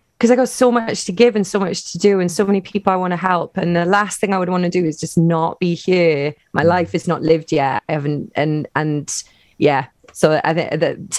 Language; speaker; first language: English; native; English